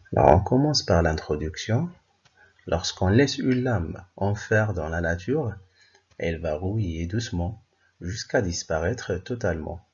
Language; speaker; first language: French; non-native, local second language; Arabic